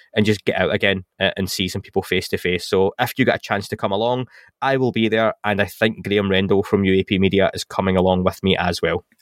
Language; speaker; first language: English; native; English